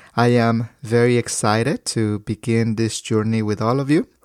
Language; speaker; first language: English; non-native, fluent; Spanish